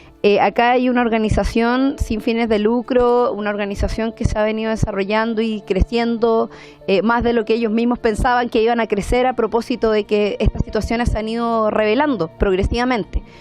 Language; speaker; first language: Spanish; native; Spanish